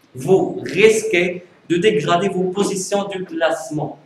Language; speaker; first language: French; non-native, local second language; Arabic